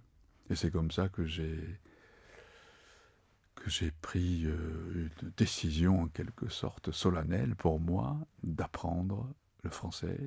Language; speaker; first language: French; non-native, fluent; Japanese